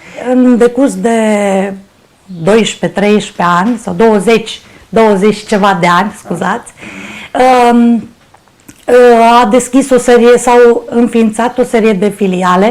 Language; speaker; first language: Romanian; non-native, local second language; Ukrainian